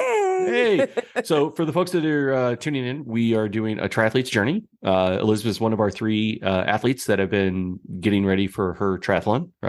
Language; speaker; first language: English; native; English